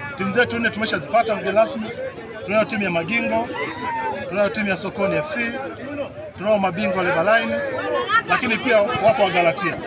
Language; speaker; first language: Swahili; native; Swahili